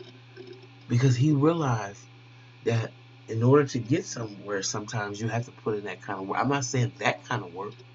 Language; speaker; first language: English; native; English